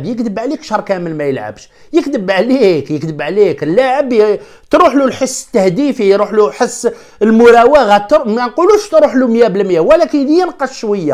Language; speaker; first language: Arabic; native; Arabic